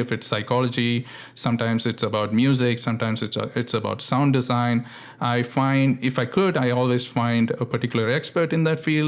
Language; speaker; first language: English; non-native, local second language; Tamil